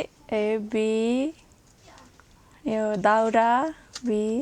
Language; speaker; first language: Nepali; non-native, local second language; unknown